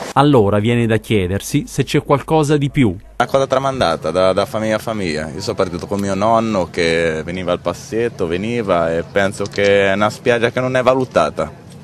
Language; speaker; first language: Italian; native; Italian